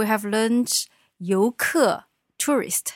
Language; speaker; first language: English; non-native, fluent; Chinese